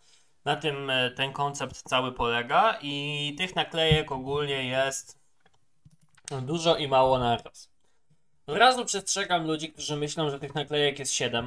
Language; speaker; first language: Polish; native; Polish